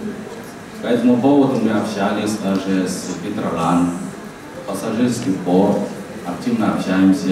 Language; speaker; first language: Russian; non-native, fluent; Chinese